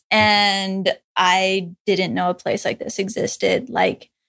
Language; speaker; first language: English; native; English